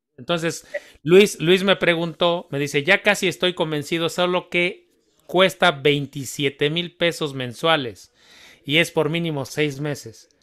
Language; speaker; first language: Spanish; native; Spanish